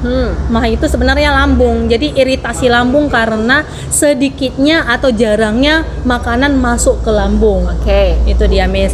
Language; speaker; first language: Indonesian; native; Indonesian